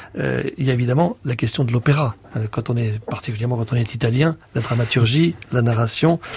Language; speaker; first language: French; native; French